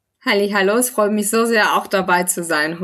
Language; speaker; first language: German; non-native, fluent; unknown